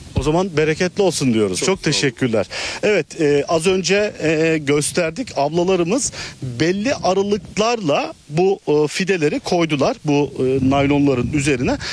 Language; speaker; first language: Turkish; native; Turkish